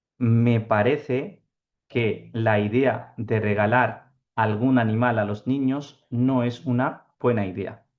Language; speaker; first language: Spanish; non-native, fluent; Urdu